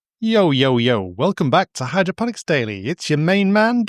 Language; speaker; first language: English; native; English